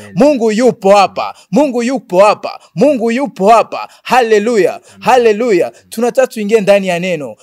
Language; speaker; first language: Swahili; non-native, local second language; Rundi